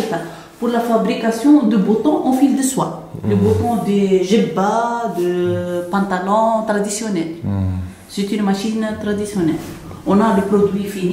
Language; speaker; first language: French; non-native, local second language; Arabic